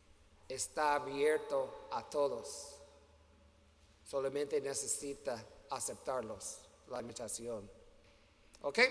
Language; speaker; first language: Spanish; non-native, learner; English